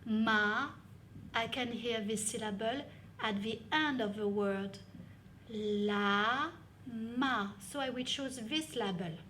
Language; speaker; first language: English; non-native, fluent; French